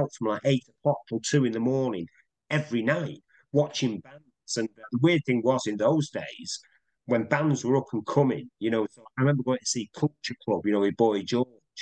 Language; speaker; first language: English; native; English